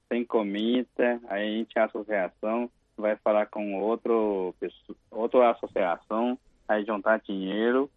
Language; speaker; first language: Portuguese; non-native, learner; Chinese